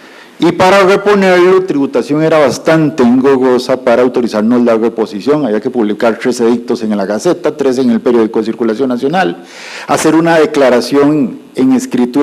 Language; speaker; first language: Spanish; native; Spanish